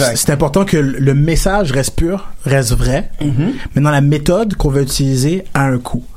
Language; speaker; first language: French; native; French